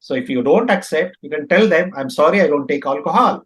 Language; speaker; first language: English; non-native, local second language; Kannada